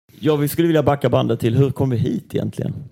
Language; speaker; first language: Swedish; native; Swedish